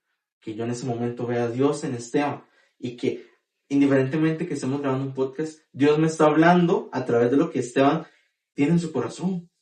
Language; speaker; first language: Spanish; native; Spanish